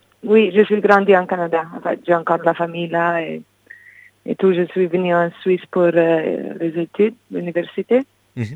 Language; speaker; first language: French; non-native, fluent; English